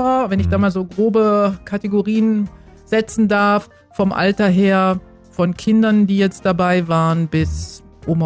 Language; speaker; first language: German; native; German